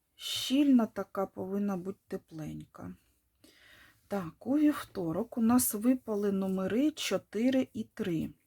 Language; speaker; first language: Ukrainian; non-native, local second language; Russian